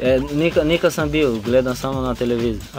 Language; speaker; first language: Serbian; non-native, learner; Portuguese